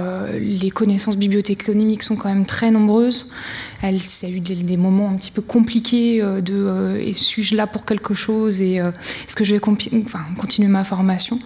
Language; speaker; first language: French; native; French